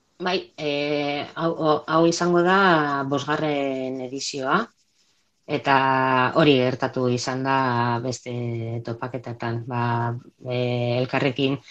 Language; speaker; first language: Basque; non-native, local second language; Spanish